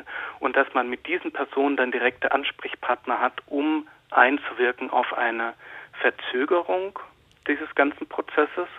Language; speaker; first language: German; native; German